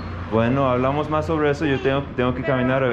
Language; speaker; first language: Spanish; non-native, fluent; English